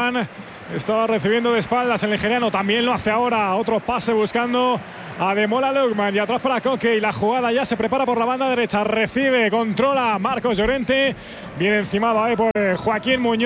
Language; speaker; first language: Spanish; native; Spanish